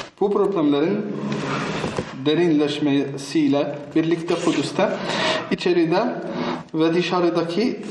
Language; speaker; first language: Turkish; non-native, fluent; Arabic